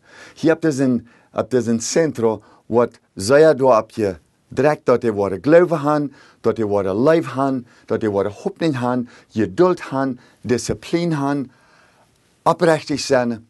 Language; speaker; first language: German; early bilingual, heritage; Plautdietsch